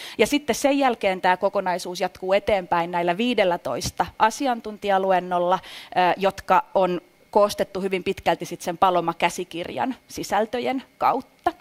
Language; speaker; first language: Finnish; native; Finnish